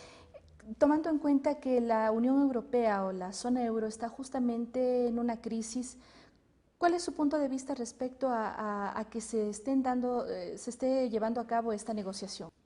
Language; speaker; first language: Spanish; native; Spanish